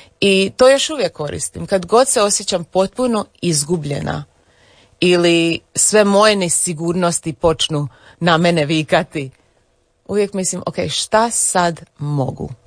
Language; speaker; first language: Croatian; early bilingual, heritage; English